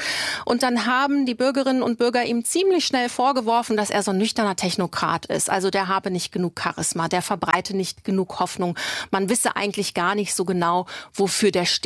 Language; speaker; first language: German; native; German